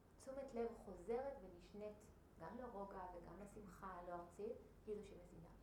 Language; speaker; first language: Hebrew; native; Hebrew